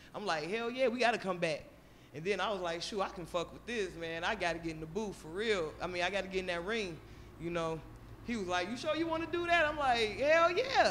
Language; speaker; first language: English; native; English